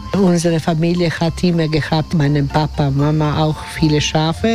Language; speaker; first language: German; non-native, learner; Croatian